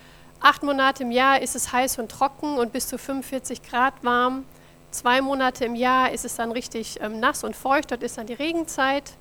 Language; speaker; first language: German; native; German